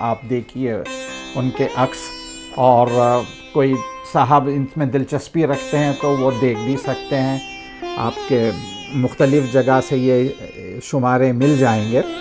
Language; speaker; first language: Urdu; native; Urdu